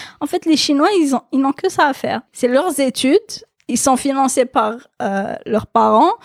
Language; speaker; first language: French; non-native, local second language; Kabyle